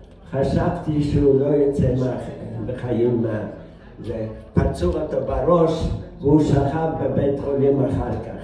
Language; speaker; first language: Hebrew; non-native, fluent; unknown